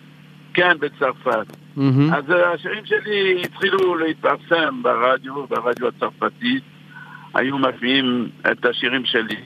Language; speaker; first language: Hebrew; non-native, fluent; French